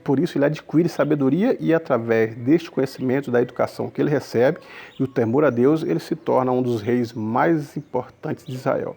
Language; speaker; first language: Portuguese; native; Portuguese